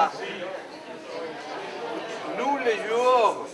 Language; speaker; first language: French; non-native, fluent; Spanish